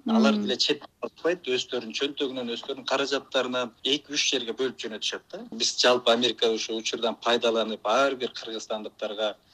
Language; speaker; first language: Kyrgyz; native; Kyrgyz